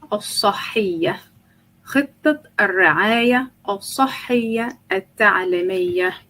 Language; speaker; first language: Arabic; non-native, fluent; English